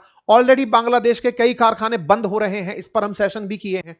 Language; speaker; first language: Hindi; native; Hindi